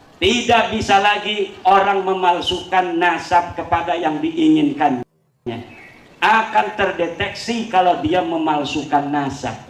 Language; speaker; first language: Indonesian; non-native, local second language; Javanese